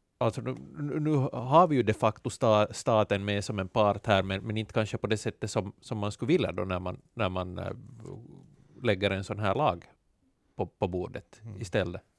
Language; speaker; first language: Swedish; native; Swedish